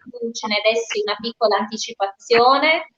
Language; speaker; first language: Italian; native; Italian